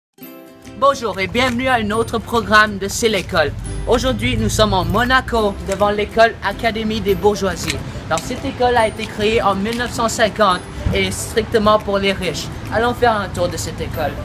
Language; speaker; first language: French; non-native, learner; English